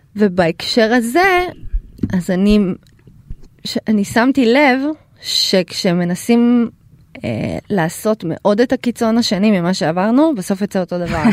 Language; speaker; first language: Hebrew; early bilingual, other home language; Russian